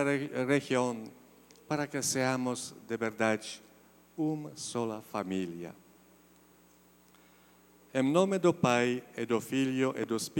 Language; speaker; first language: Spanish; non-native, fluent; Polish